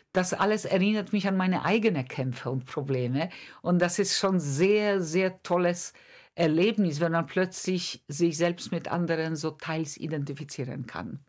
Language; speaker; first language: German; non-native, fluent; Polish